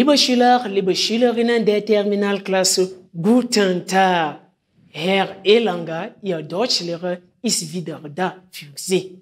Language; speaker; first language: German; non-native, fluent; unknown